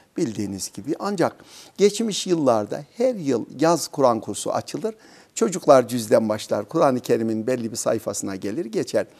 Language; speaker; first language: Turkish; native; Turkish